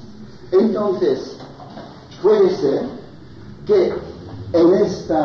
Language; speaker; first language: Spanish; non-native, fluent; French